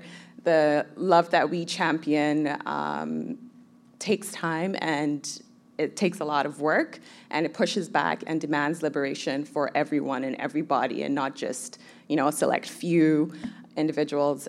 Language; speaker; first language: English; non-native, local second language; Somali